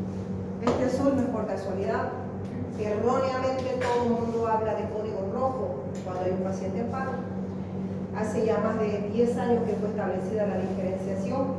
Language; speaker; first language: Spanish; native; Spanish